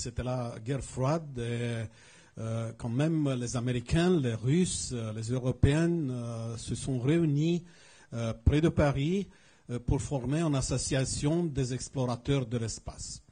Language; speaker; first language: French; non-native, fluent; Romanian